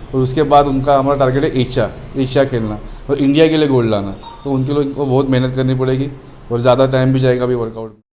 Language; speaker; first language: Hindi; non-native, local second language; Marathi